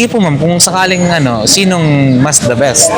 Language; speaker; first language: Filipino; native; Filipino